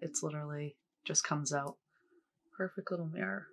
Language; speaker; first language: English; native; English